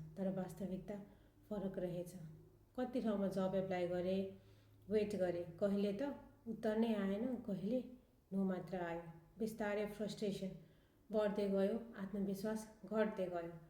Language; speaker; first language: Nepali; non-native, local second language; Maithili